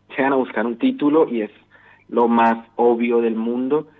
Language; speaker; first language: Spanish; native; Spanish